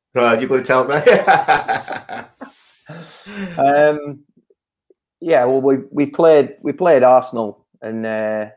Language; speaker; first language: English; native; English